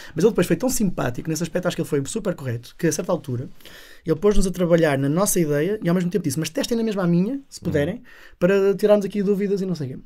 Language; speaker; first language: Portuguese; native; Portuguese